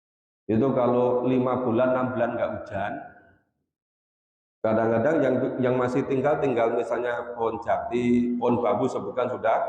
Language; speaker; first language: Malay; non-native, local second language; Javanese